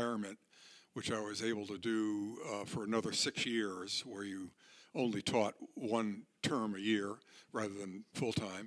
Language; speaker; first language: English; native; English